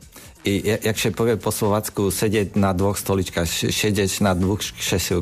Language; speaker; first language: Polish; non-native, learner; Slovak